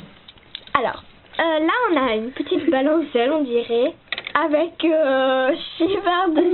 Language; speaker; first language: French; native; French